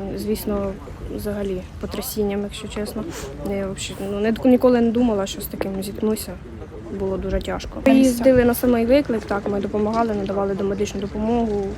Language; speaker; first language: Ukrainian; native; Ukrainian